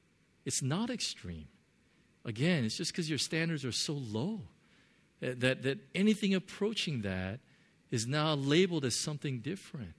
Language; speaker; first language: English; native; English